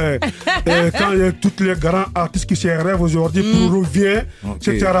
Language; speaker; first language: French; early bilingual, other home language; Soninke